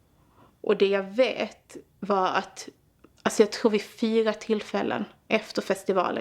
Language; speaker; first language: Swedish; native; Swedish